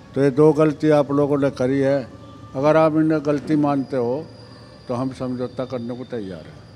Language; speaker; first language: Hindi; native; Hindi